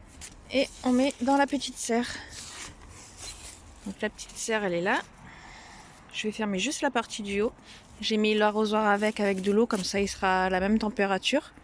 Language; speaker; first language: French; native; French